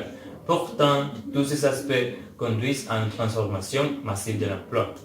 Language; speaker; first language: French; non-native, learner; Spanish